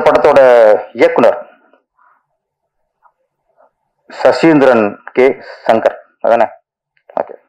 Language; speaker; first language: Tamil; native; Tamil